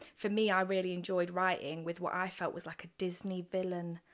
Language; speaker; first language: English; native; English